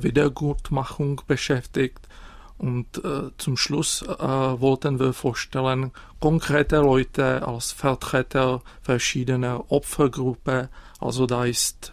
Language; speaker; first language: German; non-native, fluent; Czech